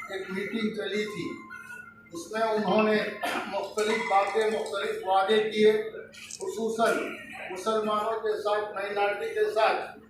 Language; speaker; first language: Hindi; non-native, local second language; Urdu